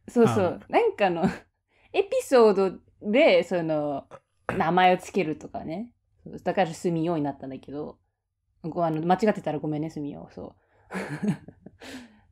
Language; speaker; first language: Japanese; native; Japanese